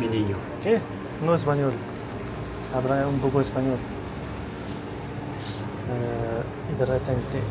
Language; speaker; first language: Spanish; non-native, learner; French